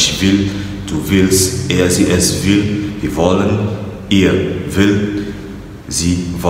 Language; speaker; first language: German; non-native, fluent; French